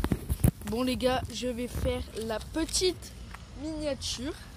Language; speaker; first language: French; native; French